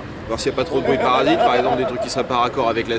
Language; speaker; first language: French; native; French